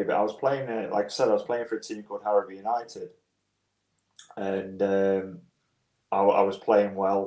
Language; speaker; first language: English; native; English